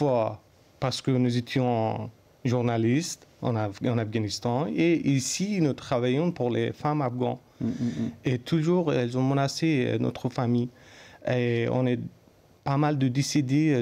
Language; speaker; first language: French; non-native, learner; Persian